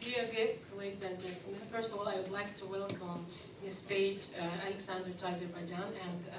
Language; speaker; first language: English; non-native, fluent; Azerbaijani